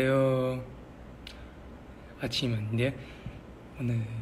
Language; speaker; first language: Korean; non-native, learner; Chinese